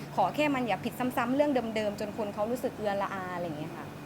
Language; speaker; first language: Thai; native; Thai